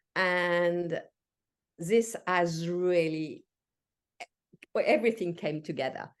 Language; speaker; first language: English; non-native, fluent; French